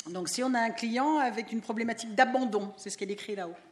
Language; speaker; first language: French; native; French